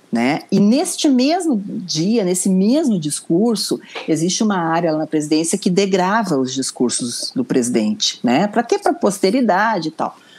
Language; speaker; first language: Portuguese; native; Portuguese